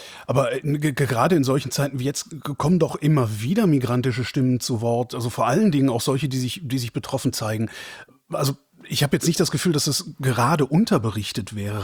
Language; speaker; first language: German; native; German